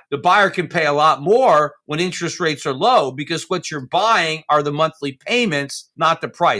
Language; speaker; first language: English; native; English